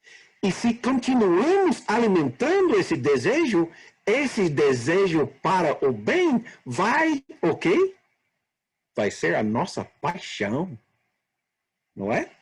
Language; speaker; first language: Portuguese; non-native, fluent; English